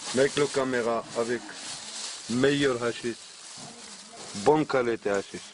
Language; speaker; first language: French; non-native, learner; Arabic